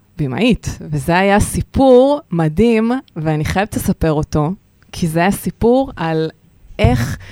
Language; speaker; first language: Hebrew; early bilingual, other home language; Russian